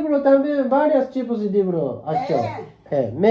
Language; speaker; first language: Portuguese; non-native, learner; Japanese